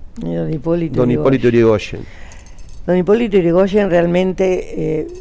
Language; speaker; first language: Spanish; native; Spanish